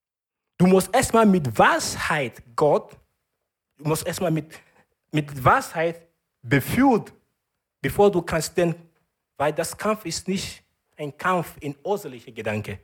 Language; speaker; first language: German; non-native, learner; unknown